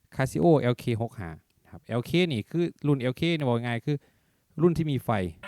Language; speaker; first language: Thai; non-native, local second language; Northeastern Thai